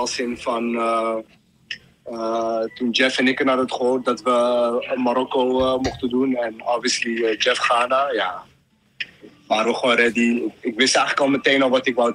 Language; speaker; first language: Dutch; early bilingual, other home language; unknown